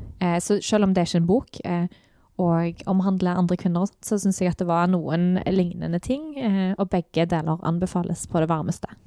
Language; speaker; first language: Norwegian; native; Norwegian